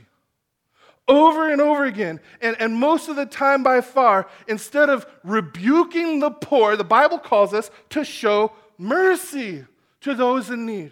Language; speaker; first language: English; native; English